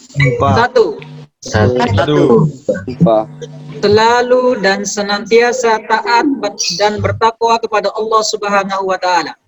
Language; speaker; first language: Malay; native; Malay